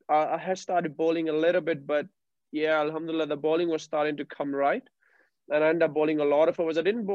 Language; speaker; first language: English; non-native, local second language; Punjabi